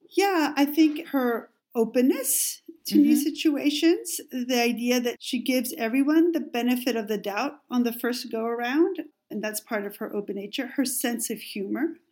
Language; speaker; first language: English; non-native, fluent; Spanish